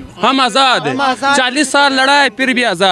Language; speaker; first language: Hindi; non-native, fluent; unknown